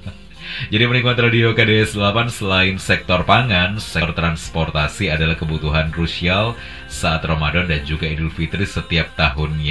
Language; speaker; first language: Indonesian; native; Indonesian